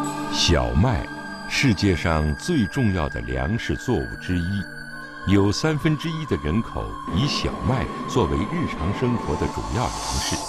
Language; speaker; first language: Chinese; native; Chinese